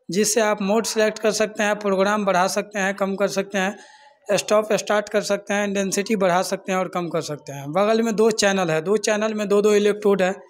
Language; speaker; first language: Hindi; native; Hindi